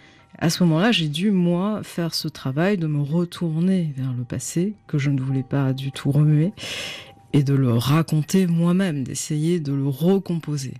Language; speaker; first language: French; native; French